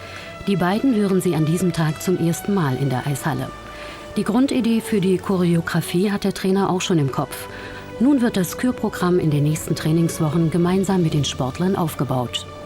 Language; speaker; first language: German; native; German